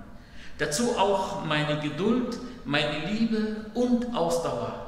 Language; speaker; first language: German; non-native, fluent; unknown